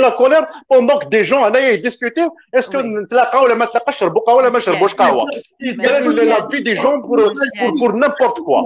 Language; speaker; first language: French; non-native, local second language; Kabyle